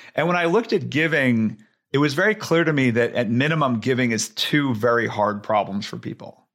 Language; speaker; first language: English; native; English